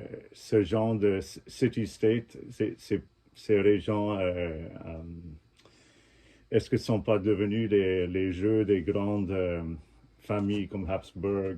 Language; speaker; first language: French; non-native, fluent; English